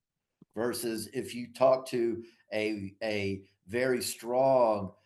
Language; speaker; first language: English; native; English